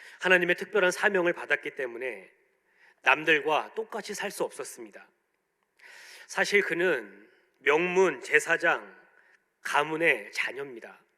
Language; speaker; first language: Korean; native; Korean